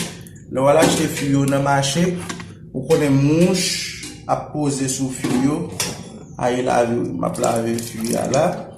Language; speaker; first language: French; non-native, local second language; Haitian Creole